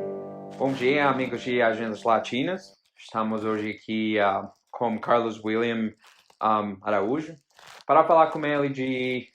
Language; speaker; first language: Portuguese; non-native, fluent; Spanish